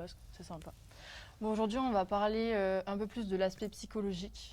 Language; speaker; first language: French; native; French